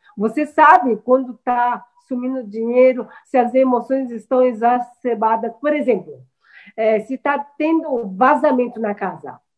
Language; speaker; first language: Portuguese; early bilingual, other home language; Chinese